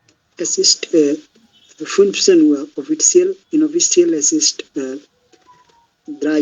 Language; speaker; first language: German; non-native, learner; Bangla